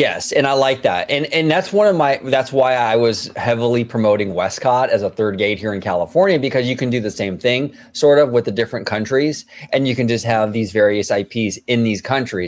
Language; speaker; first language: English; native; English